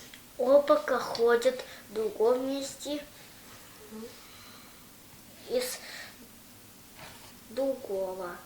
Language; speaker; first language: Russian; non-native, local second language; Yakut